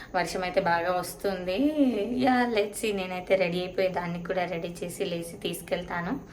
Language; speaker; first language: Telugu; non-native, local second language; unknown